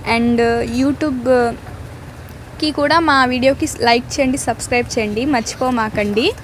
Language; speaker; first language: Telugu; non-native, local second language; Urdu